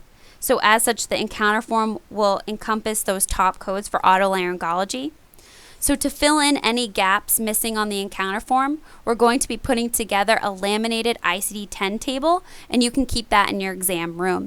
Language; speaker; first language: English; native; English